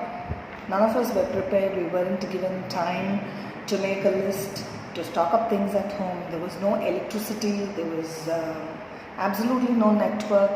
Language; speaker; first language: English; non-native, local second language; Tamil